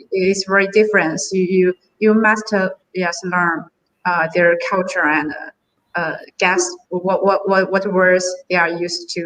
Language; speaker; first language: English; non-native, learner; Chinese